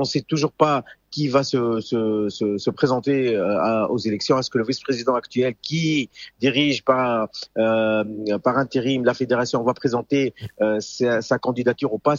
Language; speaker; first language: French; non-native, local second language; Arabic